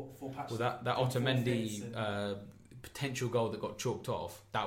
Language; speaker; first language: English; native; English